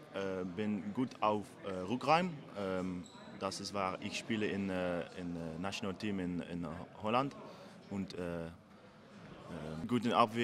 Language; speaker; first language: German; non-native, learner; Dutch